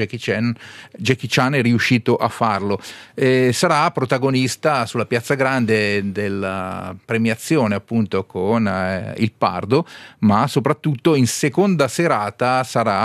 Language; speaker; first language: Italian; native; Italian